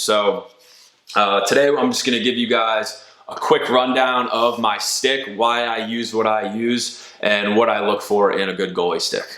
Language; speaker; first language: English; native; English